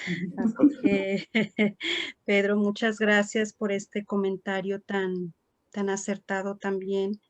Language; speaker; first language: Spanish; native; Spanish